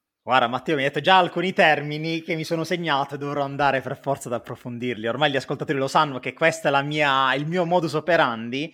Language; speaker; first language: Italian; native; Italian